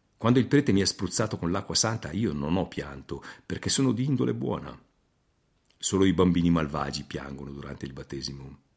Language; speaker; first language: Italian; native; Italian